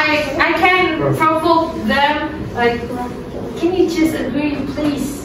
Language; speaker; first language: English; non-native, learner; Indonesian